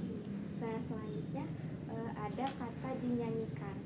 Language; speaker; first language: Indonesian; native; Indonesian